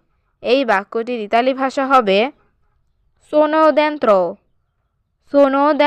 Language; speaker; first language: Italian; non-native, learner; Bangla